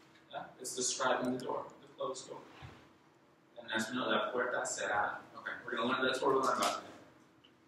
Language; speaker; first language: English; native; English